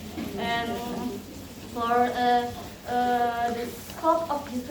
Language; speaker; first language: English; non-native, learner; Indonesian